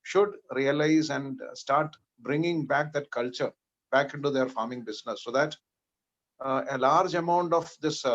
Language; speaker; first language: English; non-native, local second language; Malayalam